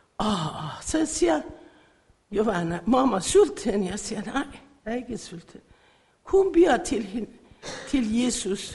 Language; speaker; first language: Danish; non-native, learner; Persian